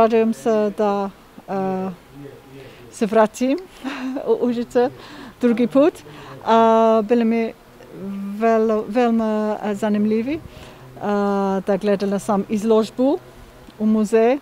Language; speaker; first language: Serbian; non-native, learner; English